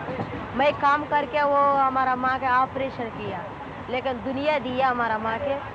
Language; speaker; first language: Hindi; non-native, local second language; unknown